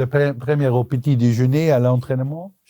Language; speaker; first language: French; non-native, local second language; Dutch